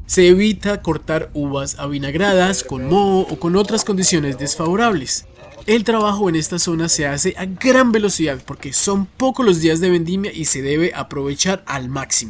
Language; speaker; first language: Spanish; native; Spanish